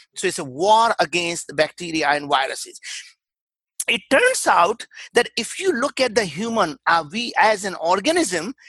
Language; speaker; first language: English; non-native, local second language; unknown